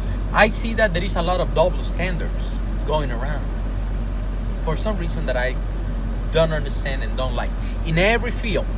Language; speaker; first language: English; non-native, fluent; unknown